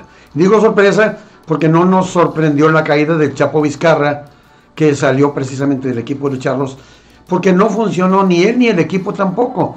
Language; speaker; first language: Spanish; native; Spanish